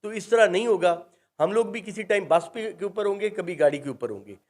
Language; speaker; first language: Urdu; non-native, local second language; Punjabi